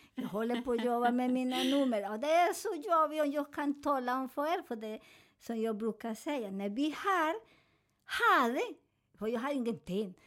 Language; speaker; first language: Swedish; non-native, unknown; Spanish